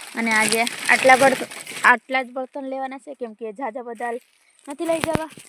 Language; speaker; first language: Gujarati; native; Gujarati